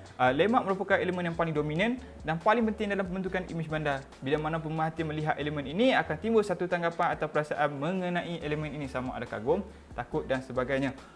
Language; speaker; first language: Malay; native; Malay